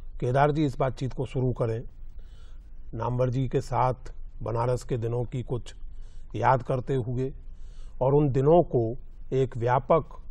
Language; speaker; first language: Hindi; native; Hindi